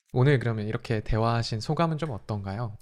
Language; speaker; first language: Korean; native; Korean